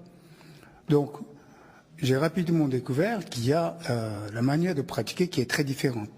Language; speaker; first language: French; non-native, fluent; Japanese